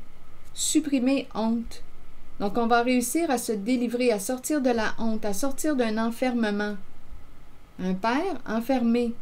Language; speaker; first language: French; native; French